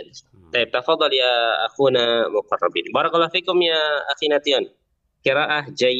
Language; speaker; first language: Arabic; non-native, fluent; Indonesian